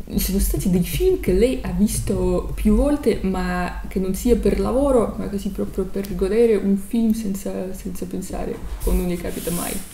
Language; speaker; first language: Italian; non-native, fluent; Russian